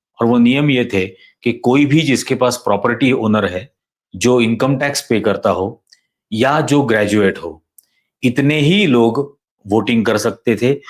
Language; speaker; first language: Hindi; non-native, local second language; Marathi